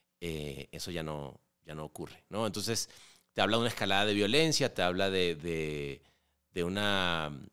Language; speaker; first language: Spanish; native; Spanish